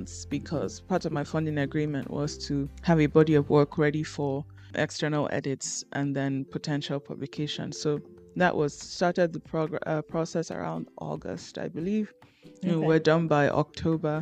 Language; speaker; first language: English; non-native, local second language; Igbo